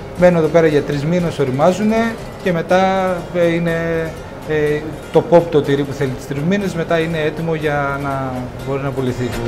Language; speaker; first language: Greek; native; Greek